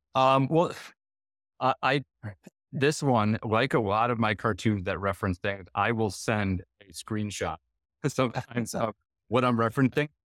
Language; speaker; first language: English; non-native, fluent; Dutch